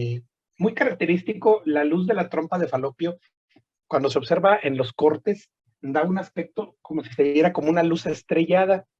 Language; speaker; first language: Spanish; native; Spanish